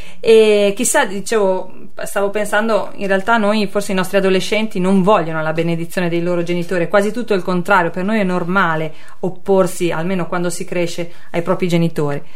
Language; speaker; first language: Italian; native; Italian